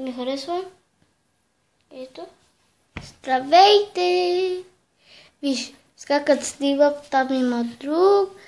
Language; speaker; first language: Bulgarian; early bilingual, heritage; Bulgarian